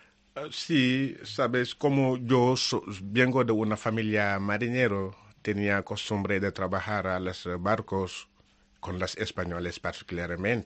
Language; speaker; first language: Spanish; non-native, learner; Wolof